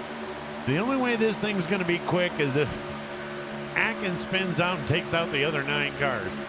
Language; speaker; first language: English; native; English